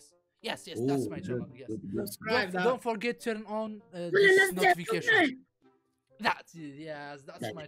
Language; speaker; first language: English; non-native, learner; Central Kurdish